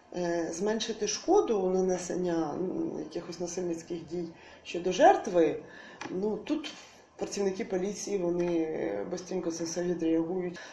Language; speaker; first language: Ukrainian; native; Ukrainian